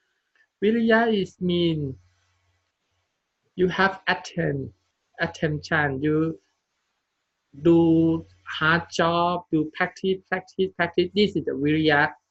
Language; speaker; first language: English; non-native, learner; Thai